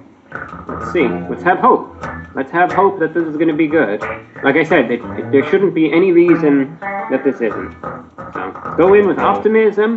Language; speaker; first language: English; native; English